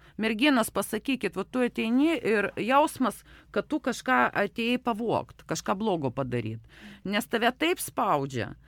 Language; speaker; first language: Lithuanian; non-native, local second language; Russian